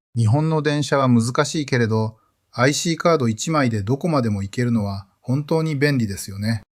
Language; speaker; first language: Japanese; non-native, fluent; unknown